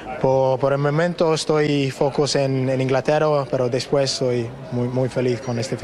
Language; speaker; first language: Spanish; non-native, learner; English